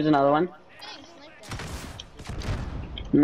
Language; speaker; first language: English; native; English